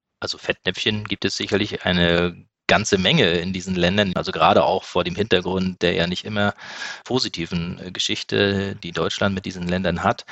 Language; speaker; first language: German; native; German